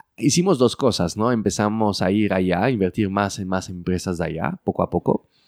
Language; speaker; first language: Spanish; early bilingual, heritage; French